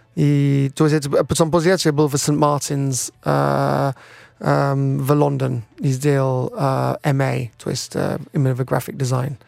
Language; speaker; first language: Russian; non-native, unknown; English